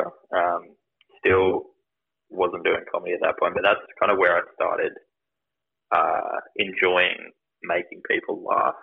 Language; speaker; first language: English; native; English